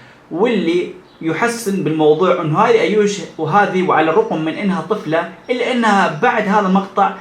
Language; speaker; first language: Arabic; native; Arabic